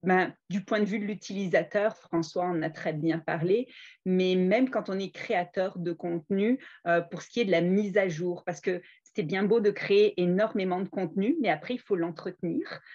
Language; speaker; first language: French; native; French